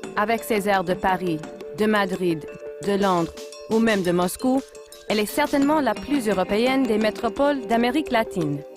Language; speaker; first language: French; native; French